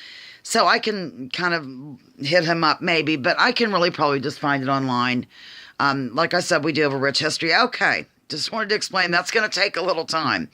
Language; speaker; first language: English; native; English